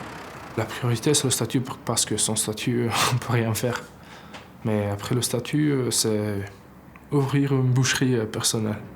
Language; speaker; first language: French; non-native, learner; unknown